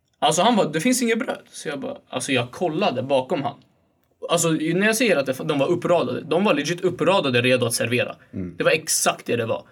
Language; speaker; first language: Swedish; early bilingual, other home language; Kurdish